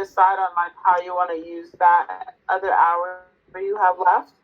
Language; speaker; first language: English; native; English